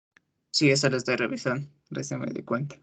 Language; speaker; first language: Spanish; native; Spanish